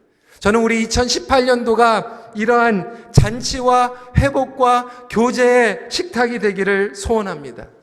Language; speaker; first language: Korean; native; Korean